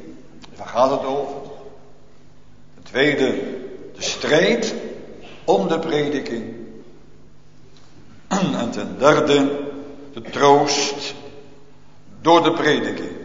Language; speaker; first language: Dutch; native; Dutch